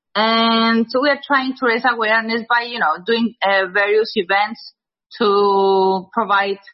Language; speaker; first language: English; non-native, fluent; Greek